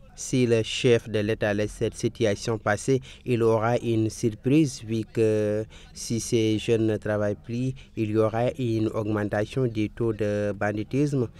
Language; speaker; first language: French; non-native, local second language; Wolof